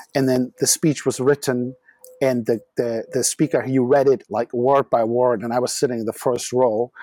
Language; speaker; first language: English; non-native, fluent; German